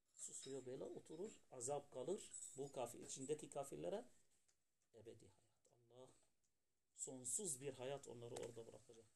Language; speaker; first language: Turkish; non-native, fluent; Arabic